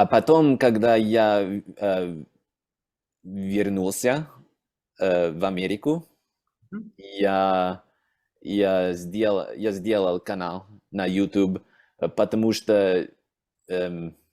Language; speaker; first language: Russian; non-native, learner; English